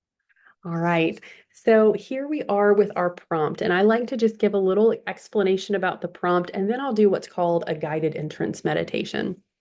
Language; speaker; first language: English; native; English